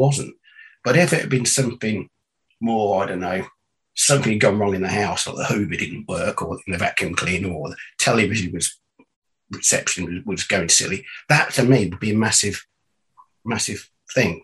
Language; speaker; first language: English; native; English